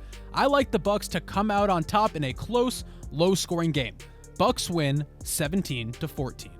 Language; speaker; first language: English; native; English